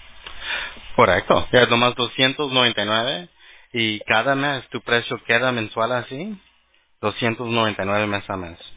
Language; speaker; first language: Spanish; early bilingual, heritage; Spanish